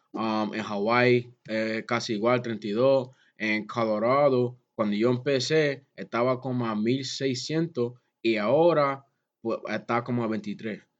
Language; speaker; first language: Spanish; early bilingual, heritage; Spanish